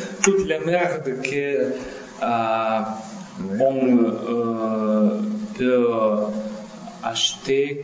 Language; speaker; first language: French; non-native, learner; Russian